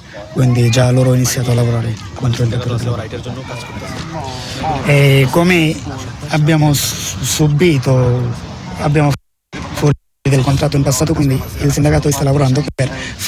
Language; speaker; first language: Italian; non-native, learner; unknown